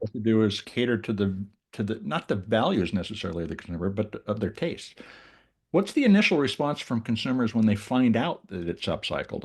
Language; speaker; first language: English; native; English